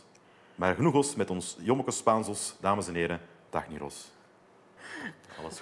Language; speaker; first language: Dutch; native; Dutch